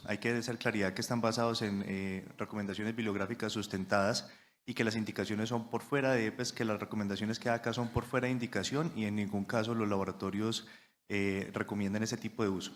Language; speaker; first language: Spanish; native; Spanish